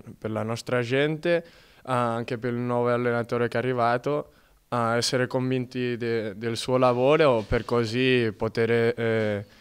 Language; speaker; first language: Italian; non-native, fluent; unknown